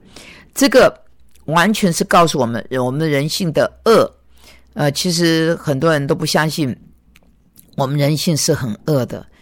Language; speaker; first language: Chinese; native; Chinese